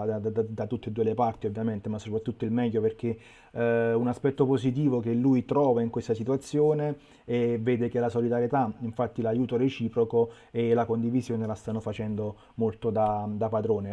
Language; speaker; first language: Italian; native; Italian